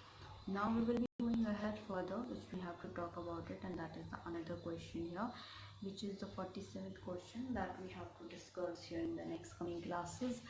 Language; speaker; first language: English; non-native, local second language; Hindi